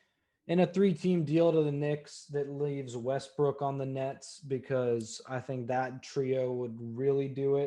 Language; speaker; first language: English; native; English